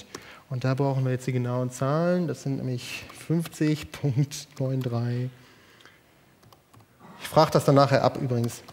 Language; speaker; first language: German; native; German